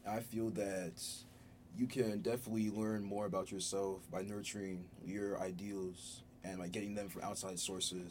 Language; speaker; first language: English; early bilingual, other home language; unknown